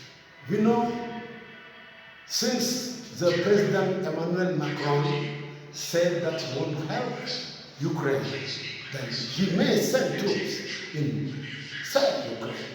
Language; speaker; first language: English; non-native, fluent; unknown